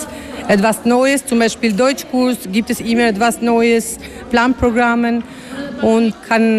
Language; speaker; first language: German; non-native, learner; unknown